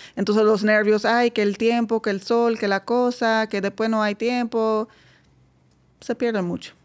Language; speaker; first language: Spanish; non-native, fluent; Dutch